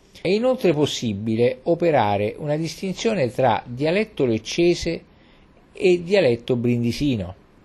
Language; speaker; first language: Italian; native; Italian